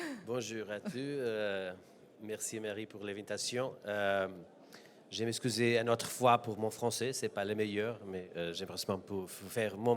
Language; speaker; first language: French; non-native, learner; Portuguese